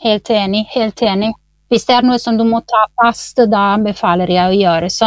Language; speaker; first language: Norwegian; non-native, fluent; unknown